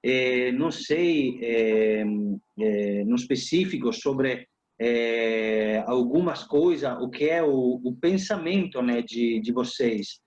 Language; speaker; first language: Portuguese; non-native, fluent; Italian